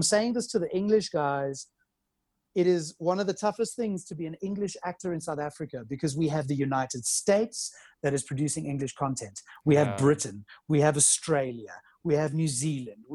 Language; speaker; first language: English; native; English